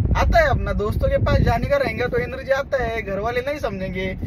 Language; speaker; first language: Hindi; non-native, local second language; Marathi